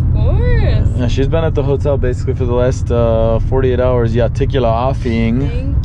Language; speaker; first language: English; native; English